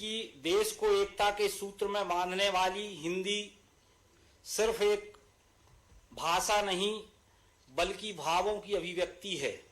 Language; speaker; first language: Hindi; native; Hindi